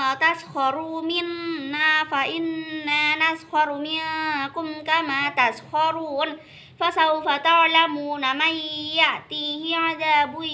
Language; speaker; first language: Arabic; non-native, learner; Indonesian